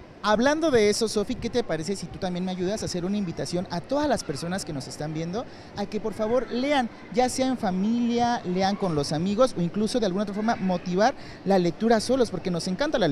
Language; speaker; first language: Spanish; native; Spanish